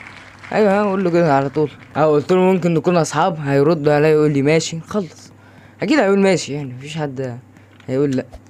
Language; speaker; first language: Arabic; native; Arabic